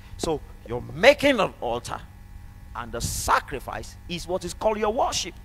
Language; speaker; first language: English; non-native, local second language; Yoruba